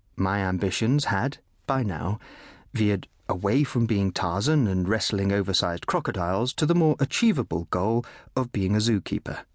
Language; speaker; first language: English; native; English